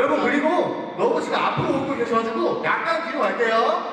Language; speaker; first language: Korean; native; Korean